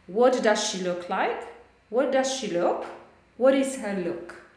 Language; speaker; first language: English; non-native, fluent; Polish